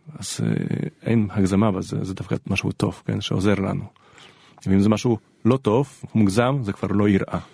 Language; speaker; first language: Hebrew; non-native, fluent; Polish